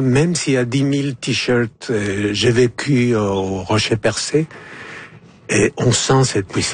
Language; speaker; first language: French; non-native, fluent; Spanish